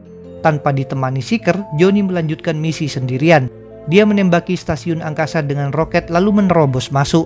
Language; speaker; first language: Indonesian; native; Indonesian